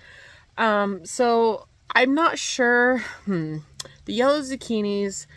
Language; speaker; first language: English; native; English